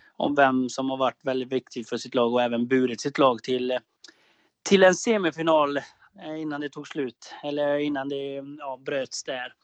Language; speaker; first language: Swedish; native; Swedish